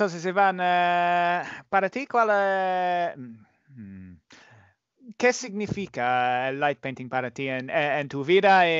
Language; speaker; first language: Spanish; non-native, fluent; English